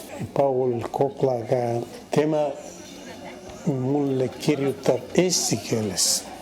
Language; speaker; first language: Estonian; non-native, fluent; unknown